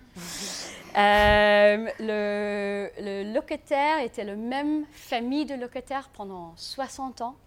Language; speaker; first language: French; non-native, fluent; English